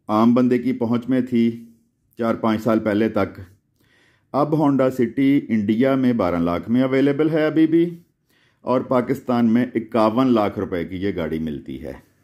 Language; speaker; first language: Urdu; non-native, local second language; Punjabi